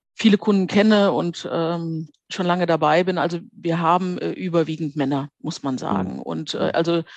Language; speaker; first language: German; native; German